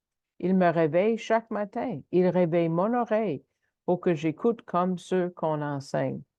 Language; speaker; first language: French; native; French